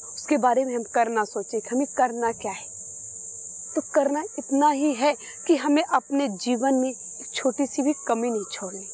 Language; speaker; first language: Hindi; native; Hindi